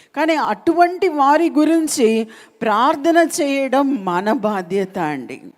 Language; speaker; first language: Telugu; non-native, local second language; Malayalam